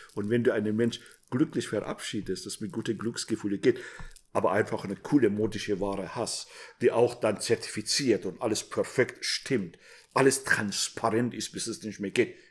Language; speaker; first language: German; non-native, fluent; Persian